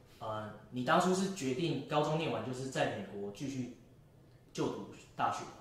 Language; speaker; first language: Chinese; native; Chinese